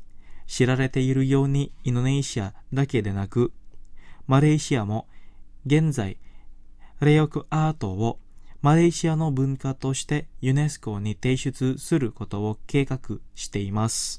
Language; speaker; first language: Japanese; non-native, fluent; Indonesian